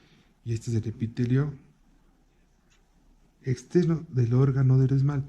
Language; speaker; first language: Spanish; native; Spanish